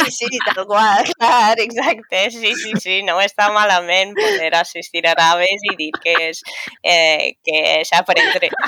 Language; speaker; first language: Catalan; non-native, fluent; English